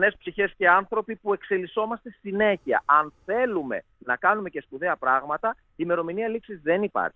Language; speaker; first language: Greek; native; Greek